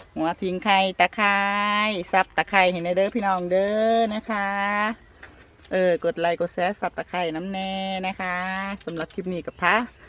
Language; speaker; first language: Thai; native; Thai